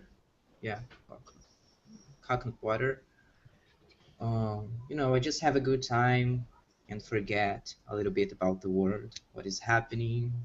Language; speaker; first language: English; non-native, learner; Portuguese